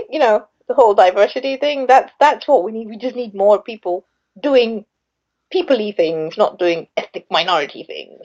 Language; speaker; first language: English; non-native, local second language; Sinhala